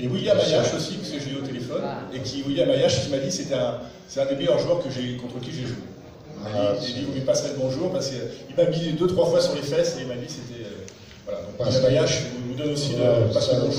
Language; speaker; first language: French; native; French